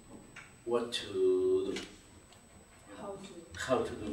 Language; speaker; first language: English; non-native, learner; Spanish